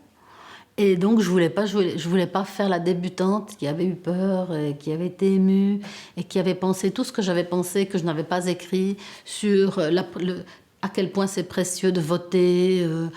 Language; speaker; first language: French; early bilingual, other home language; Italian